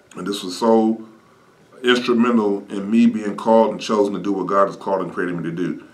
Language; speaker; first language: English; native; English